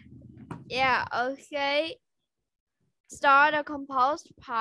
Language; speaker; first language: English; non-native, learner; Vietnamese